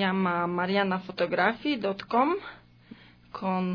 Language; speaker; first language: Spanish; non-native, learner; Polish